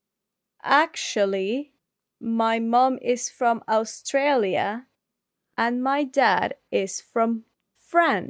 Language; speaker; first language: English; non-native, learner; Spanish